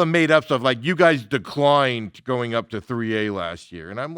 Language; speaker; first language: English; native; English